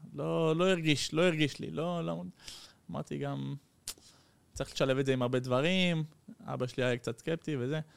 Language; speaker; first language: Hebrew; early bilingual, heritage; Hebrew